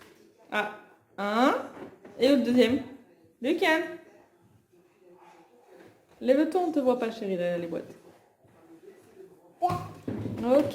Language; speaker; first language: French; native; French